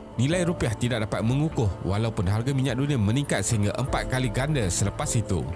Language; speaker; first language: Malay; native; Malay